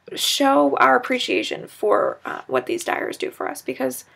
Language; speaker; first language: English; native; English